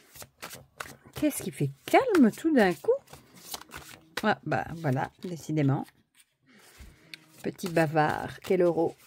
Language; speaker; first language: French; native; French